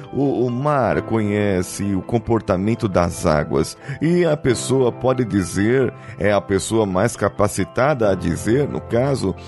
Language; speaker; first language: Portuguese; native; Portuguese